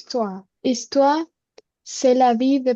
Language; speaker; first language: French; non-native, learner; Spanish